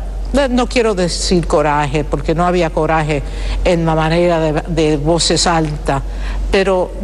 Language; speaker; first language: Spanish; early bilingual, heritage; Spanish